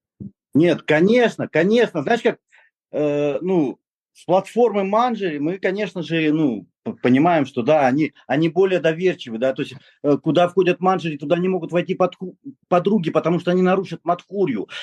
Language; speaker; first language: Russian; native; Russian